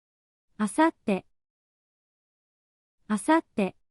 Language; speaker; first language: Japanese; native; Japanese